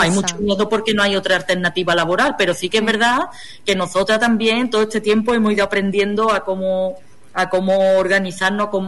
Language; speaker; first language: Spanish; native; Spanish